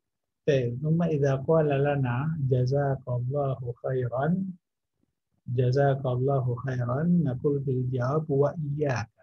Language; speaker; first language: Arabic; non-native, fluent; Indonesian